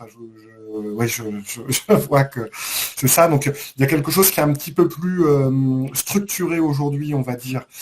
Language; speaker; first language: French; native; French